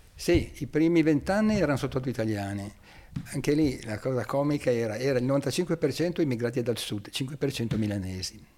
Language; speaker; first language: Italian; native; Italian